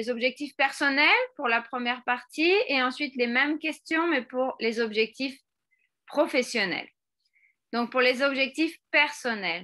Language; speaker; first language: French; non-native, fluent; Spanish